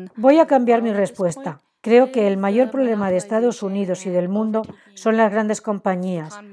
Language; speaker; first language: Spanish; non-native, fluent; Chinese